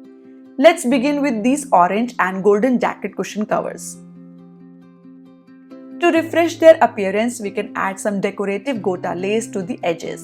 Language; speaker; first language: English; non-native, local second language; Hindi